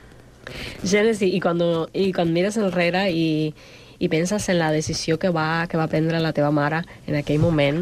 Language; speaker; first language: Catalan; non-native, fluent; Spanish